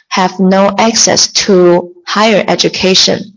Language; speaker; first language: English; non-native, fluent; Chinese